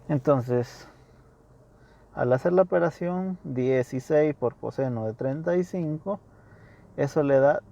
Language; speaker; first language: Spanish; native; Spanish